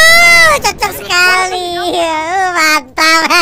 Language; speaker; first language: Indonesian; native; Indonesian